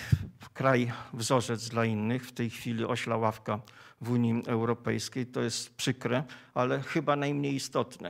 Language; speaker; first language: Polish; native; Polish